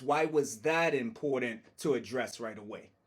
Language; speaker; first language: English; native; English